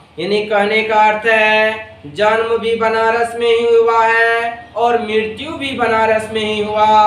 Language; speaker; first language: Hindi; native; Hindi